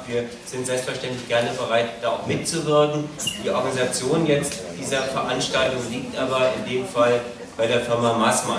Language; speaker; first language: German; native; German